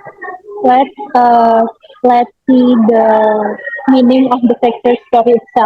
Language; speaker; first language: English; non-native, learner; Indonesian